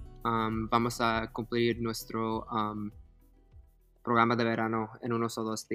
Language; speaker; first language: Spanish; early bilingual, heritage; Spanish